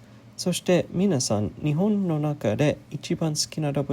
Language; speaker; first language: Japanese; non-native, learner; English